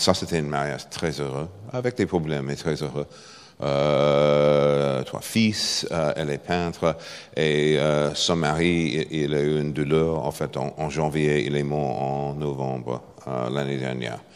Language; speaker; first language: French; non-native, fluent; English